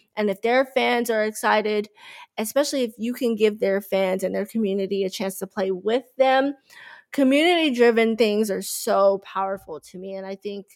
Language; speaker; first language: English; native; English